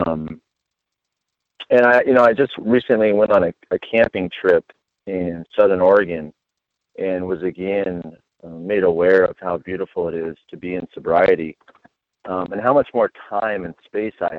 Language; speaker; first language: English; native; English